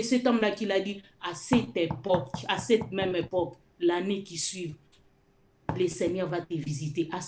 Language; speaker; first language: French; non-native, local second language; Lingala